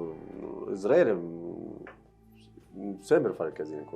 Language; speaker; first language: Italian; non-native, learner; Arabic